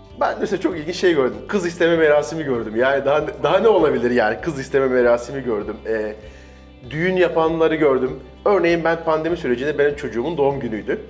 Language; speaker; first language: Turkish; native; Turkish